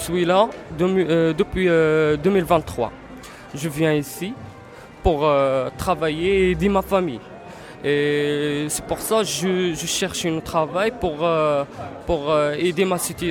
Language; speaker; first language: French; non-native, learner; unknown